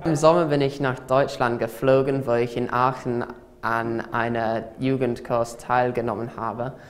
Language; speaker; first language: German; non-native, fluent; English